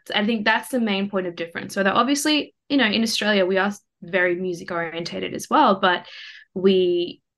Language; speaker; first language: English; early bilingual, other home language; Morisyen